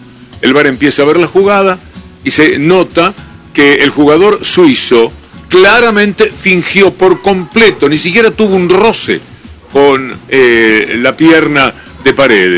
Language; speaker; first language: Spanish; native; Spanish